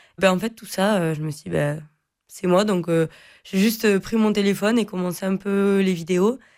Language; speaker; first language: French; non-native, local second language; Occitan